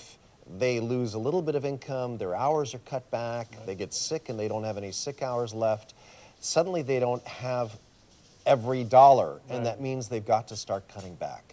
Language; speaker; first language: English; early bilingual, other home language; Swiss German